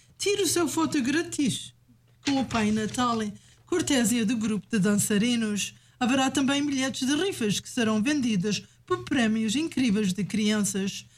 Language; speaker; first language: Portuguese; native; Portuguese